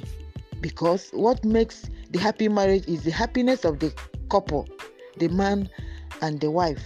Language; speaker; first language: English; non-native, local second language; Igbo